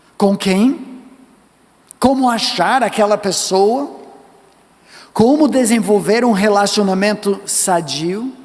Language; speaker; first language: Portuguese; non-native, fluent; English